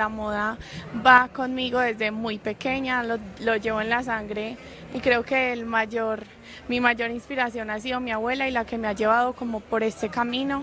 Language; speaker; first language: Spanish; native; Spanish